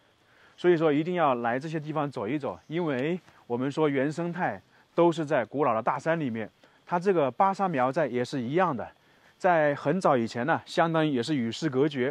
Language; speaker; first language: Chinese; native; Chinese